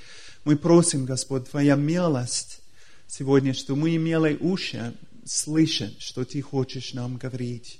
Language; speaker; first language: Russian; non-native, fluent; English